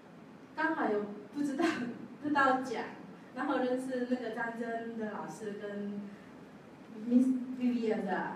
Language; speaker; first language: Chinese; non-native, learner; Javanese